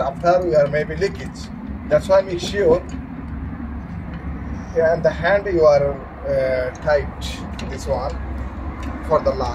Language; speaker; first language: English; non-native, learner; Bangla